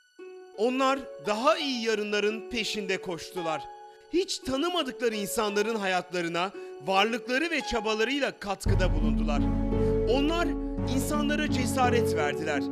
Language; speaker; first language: Turkish; native; Turkish